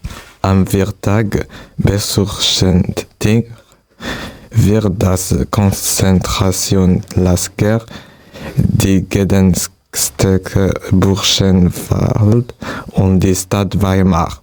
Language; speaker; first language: German; non-native, learner; French